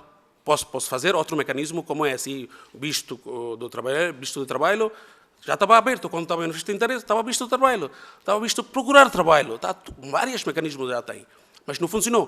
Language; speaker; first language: Portuguese; non-native, learner; Bangla